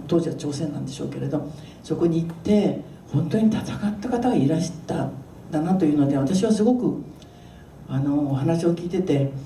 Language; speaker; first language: Japanese; native; Japanese